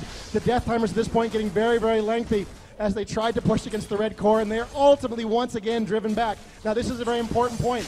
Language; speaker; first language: English; native; English